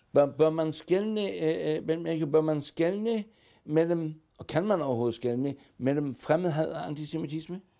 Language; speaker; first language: Danish; non-native, local second language; German